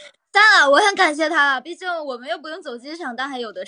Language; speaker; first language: Chinese; native; Chinese